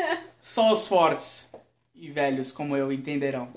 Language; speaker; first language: Portuguese; native; Portuguese